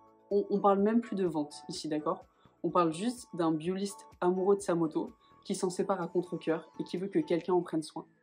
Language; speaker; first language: French; native; French